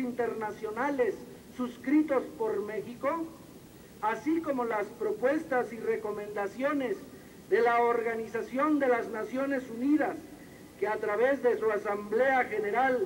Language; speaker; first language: Spanish; native; Spanish